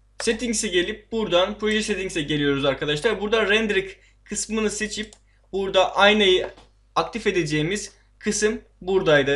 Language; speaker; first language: Turkish; native; Turkish